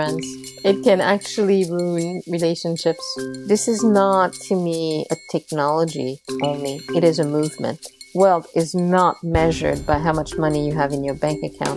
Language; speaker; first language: English; non-native, fluent; French